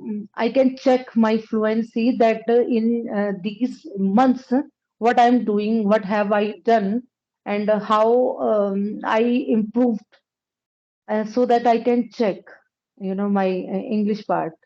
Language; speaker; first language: English; non-native, local second language; Punjabi